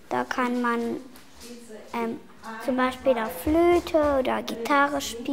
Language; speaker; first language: German; early bilingual, other home language; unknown